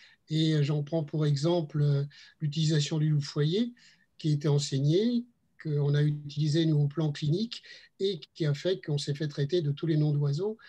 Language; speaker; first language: French; native; French